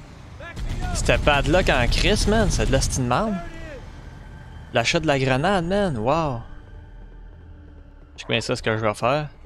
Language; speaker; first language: French; native; French